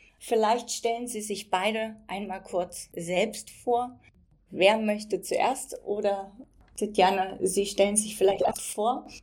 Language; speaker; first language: German; native; German